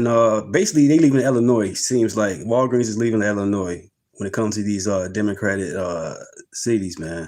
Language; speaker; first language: English; native; English